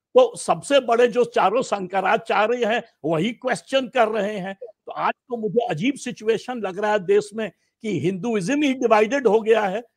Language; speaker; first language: Hindi; native; Hindi